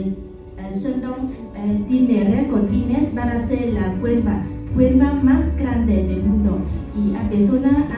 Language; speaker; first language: Spanish; non-native, learner; Vietnamese